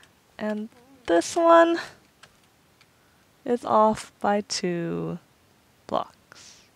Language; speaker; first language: English; native; English